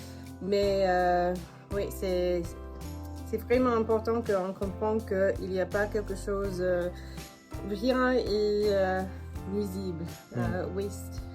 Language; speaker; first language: French; non-native, fluent; English